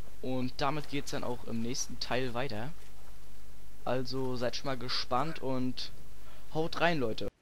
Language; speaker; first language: German; native; German